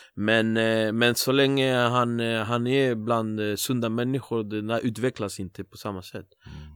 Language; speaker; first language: Swedish; early bilingual, other home language; Spanish